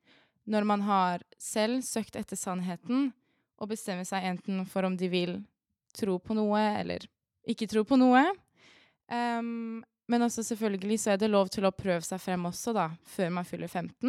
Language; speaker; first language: Norwegian; early bilingual, other home language; Persian